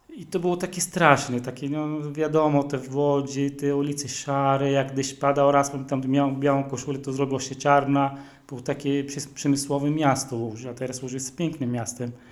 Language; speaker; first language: Polish; non-native, fluent; Arabic